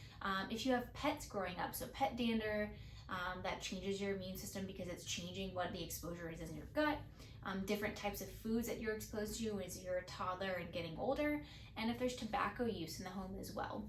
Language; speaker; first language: English; native; English